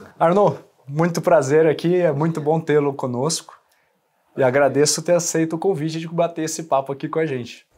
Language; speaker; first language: Portuguese; native; Portuguese